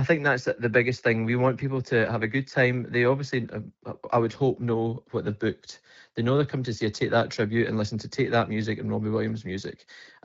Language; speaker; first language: English; native; English